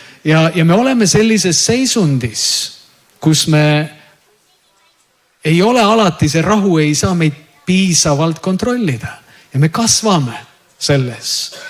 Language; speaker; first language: Estonian; native; Estonian